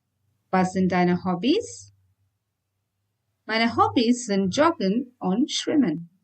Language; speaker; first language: German; non-native, fluent; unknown